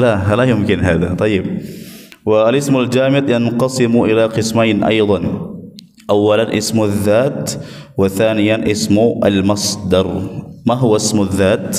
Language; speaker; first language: Arabic; non-native, fluent; Indonesian